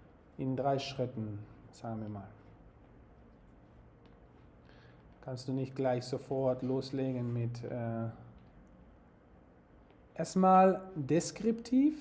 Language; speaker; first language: German; non-native, fluent; Spanish